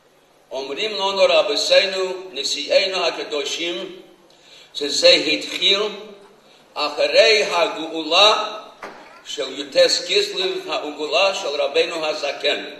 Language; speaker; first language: Hebrew; non-native, fluent; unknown